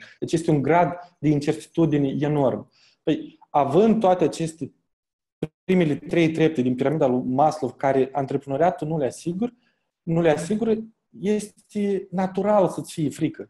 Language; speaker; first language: Romanian; native; Romanian